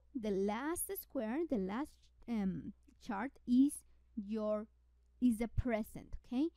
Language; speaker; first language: English; non-native, fluent; Spanish